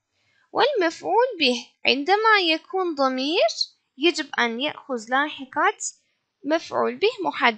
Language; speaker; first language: Arabic; non-native, fluent; Turkish